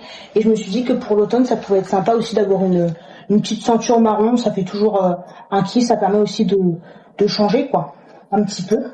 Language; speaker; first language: French; native; French